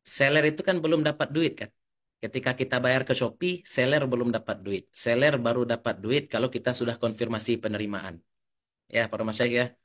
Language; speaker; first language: Indonesian; native; Indonesian